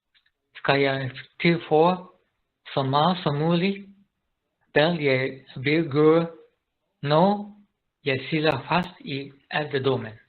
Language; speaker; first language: Danish; non-native, learner; Japanese